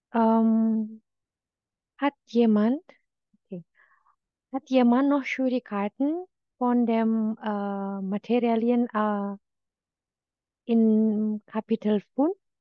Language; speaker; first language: German; non-native, fluent; Indonesian